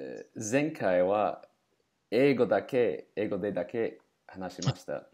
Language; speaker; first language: Japanese; non-native, learner; English